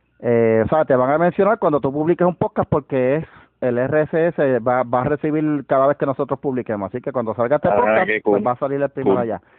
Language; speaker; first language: Spanish; native; Spanish